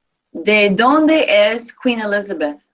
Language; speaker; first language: Spanish; non-native, fluent; English